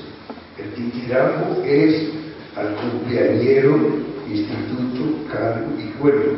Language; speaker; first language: Spanish; native; Spanish